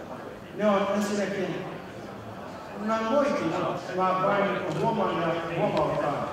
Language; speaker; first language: Finnish; non-native, fluent; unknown